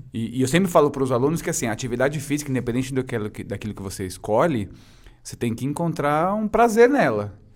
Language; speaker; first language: Portuguese; native; Portuguese